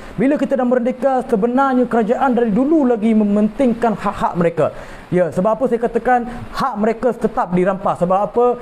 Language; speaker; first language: Malay; non-native, local second language; Tamil